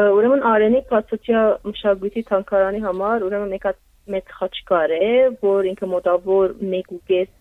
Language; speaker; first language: Armenian; early bilingual, heritage; Armenian